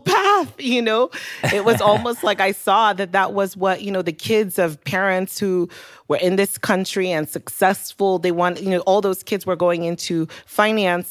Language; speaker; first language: English; non-native, local second language; Yoruba